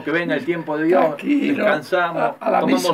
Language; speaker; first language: Spanish; native; Spanish